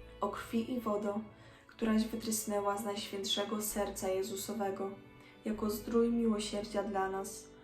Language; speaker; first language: Polish; native; Polish